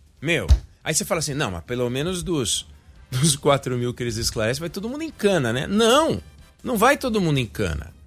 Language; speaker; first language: Portuguese; native; Portuguese